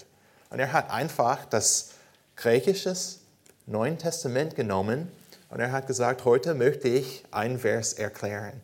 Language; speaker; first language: German; non-native, fluent; English